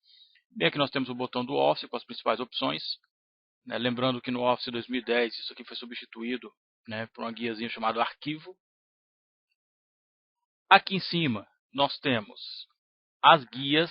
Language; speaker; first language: Portuguese; native; Portuguese